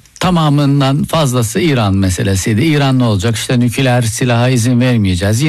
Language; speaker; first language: Turkish; native; Turkish